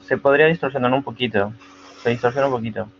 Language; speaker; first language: Spanish; native; Spanish